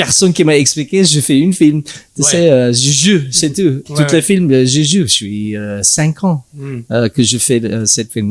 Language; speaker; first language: French; non-native, learner; English